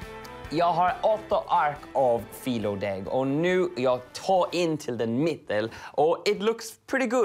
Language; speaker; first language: Swedish; non-native, learner; English